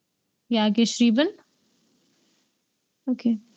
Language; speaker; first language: German; non-native, fluent; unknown